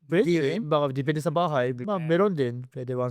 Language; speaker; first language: Filipino; non-native, learner; Japanese